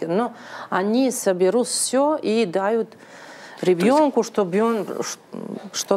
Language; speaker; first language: Russian; non-native, learner; Serbian